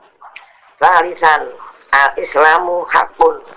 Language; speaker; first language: Arabic; non-native, learner; Indonesian